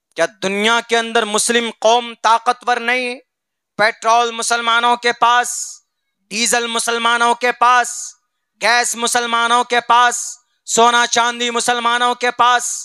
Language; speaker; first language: Hindi; native; Hindi